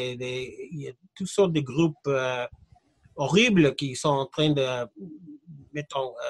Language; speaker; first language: French; non-native, fluent; English